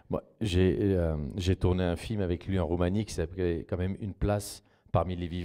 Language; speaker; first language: French; native; French